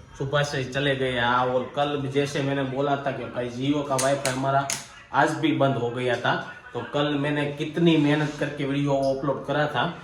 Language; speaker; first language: Hindi; non-native, local second language; Gujarati